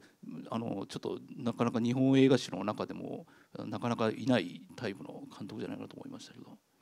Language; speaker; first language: Japanese; native; Japanese